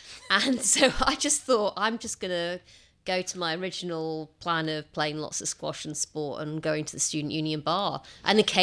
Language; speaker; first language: English; native; English